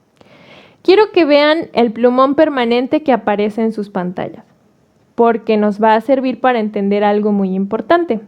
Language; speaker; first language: Spanish; native; Spanish